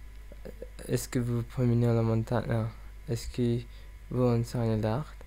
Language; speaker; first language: French; non-native, learner; English